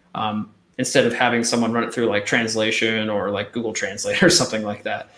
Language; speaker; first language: English; native; English